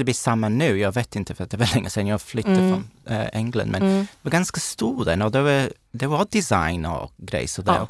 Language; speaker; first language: Swedish; non-native, learner; English